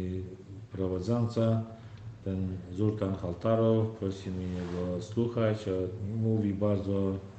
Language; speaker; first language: Polish; non-native, learner; Turkmen